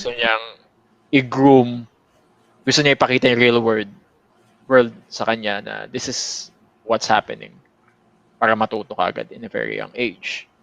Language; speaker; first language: Filipino; native; Filipino